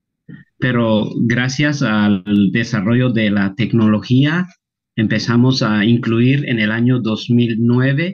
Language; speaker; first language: Spanish; non-native, local second language; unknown